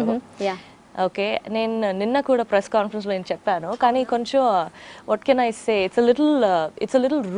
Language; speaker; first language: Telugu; non-native, learner; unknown